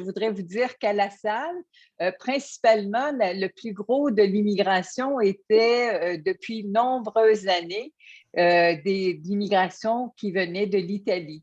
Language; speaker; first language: French; native; French